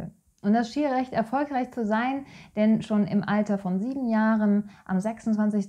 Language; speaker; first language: German; native; German